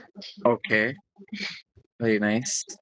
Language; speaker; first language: English; non-native, fluent; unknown